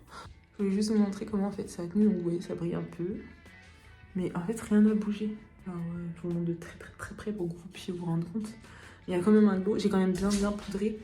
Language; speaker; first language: French; native; French